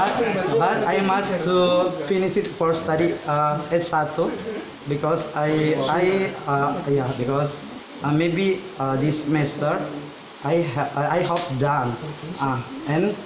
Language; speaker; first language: English; non-native, learner; Indonesian